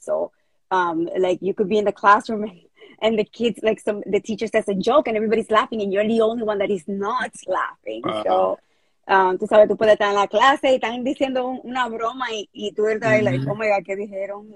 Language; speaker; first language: English; early bilingual, other home language; Spanish